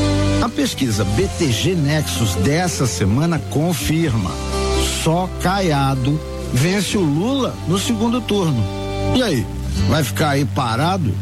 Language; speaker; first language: Portuguese; native; Portuguese